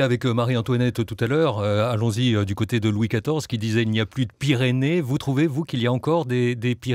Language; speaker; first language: French; native; French